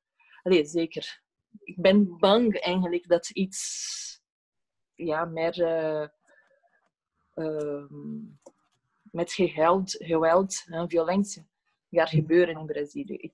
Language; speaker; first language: Dutch; non-native, fluent; Portuguese